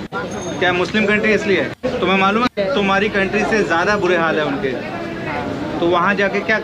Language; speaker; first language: Hindi; native; Hindi